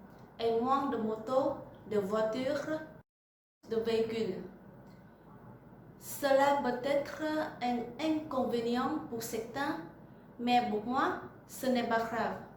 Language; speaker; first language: French; non-native, learner; Vietnamese